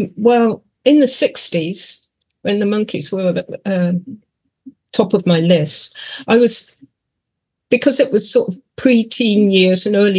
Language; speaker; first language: English; native; English